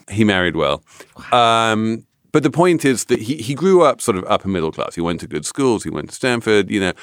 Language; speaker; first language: English; native; English